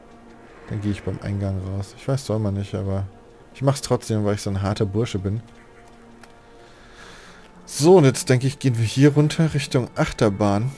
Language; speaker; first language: German; native; German